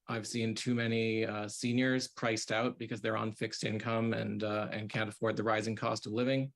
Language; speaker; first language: English; native; English